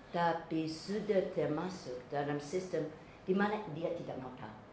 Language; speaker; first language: Indonesian; non-native, fluent; English